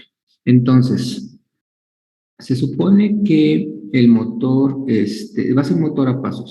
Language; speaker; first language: Spanish; native; Spanish